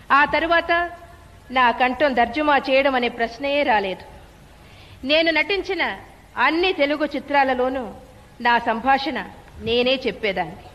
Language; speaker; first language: Telugu; non-native, fluent; Tamil